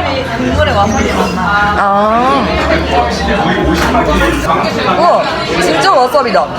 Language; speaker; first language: Korean; non-native, fluent; Japanese